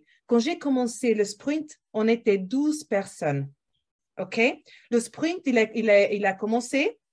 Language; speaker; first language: French; non-native, fluent; Portuguese